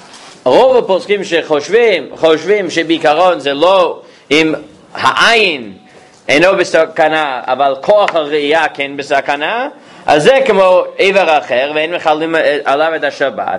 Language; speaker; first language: Hebrew; non-native, fluent; English